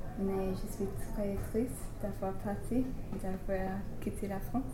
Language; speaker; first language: French; non-native, learner; English